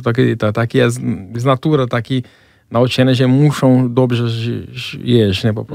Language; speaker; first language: Polish; non-native, fluent; Portuguese